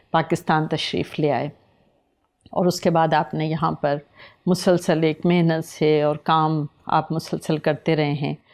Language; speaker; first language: Urdu; native; Urdu